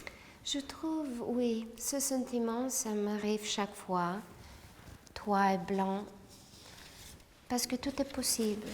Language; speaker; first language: French; non-native, fluent; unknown